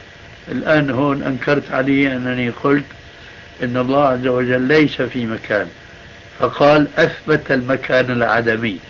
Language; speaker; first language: Arabic; early bilingual, other home language; Albanian